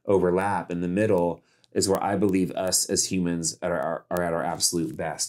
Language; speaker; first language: English; native; English